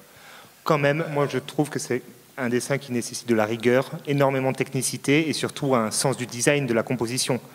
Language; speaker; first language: French; native; French